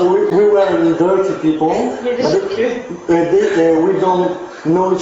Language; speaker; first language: English; non-native, learner; Italian